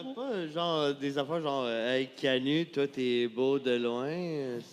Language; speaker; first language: French; native; French